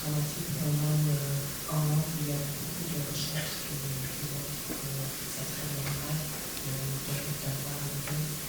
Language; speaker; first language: French; non-native, fluent; English